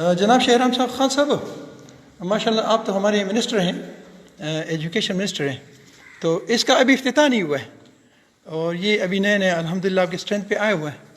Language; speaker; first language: Urdu; non-native, local second language; Pashto